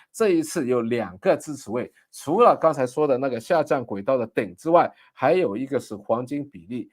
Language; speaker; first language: Chinese; non-native, local second language; Cantonese